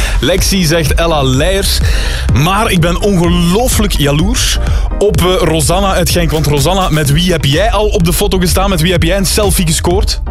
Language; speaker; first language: Dutch; native; Dutch